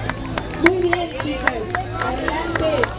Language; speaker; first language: Spanish; native; Spanish